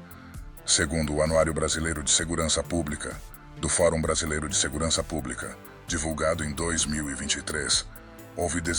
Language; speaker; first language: Portuguese; native; Portuguese